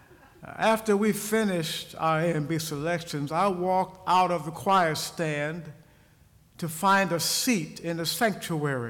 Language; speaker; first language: English; native; English